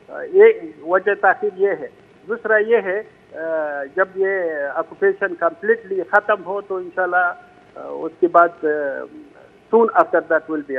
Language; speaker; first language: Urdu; non-native, fluent; Pashto